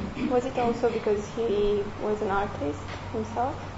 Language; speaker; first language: English; non-native, fluent; Romanian